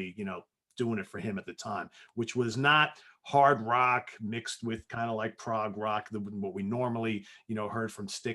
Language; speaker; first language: English; native; English